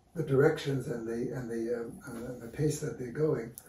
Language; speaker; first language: English; native; English